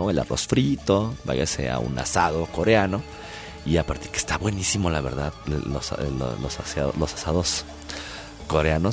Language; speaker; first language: Spanish; native; Spanish